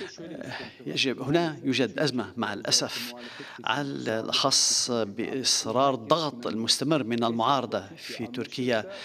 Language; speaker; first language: Arabic; non-native, fluent; Turkish